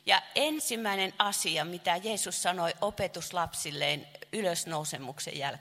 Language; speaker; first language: Finnish; non-native, fluent; Chinese